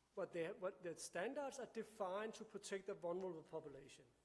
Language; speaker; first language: English; non-native, fluent; Danish